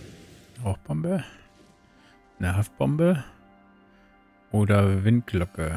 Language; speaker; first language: German; native; German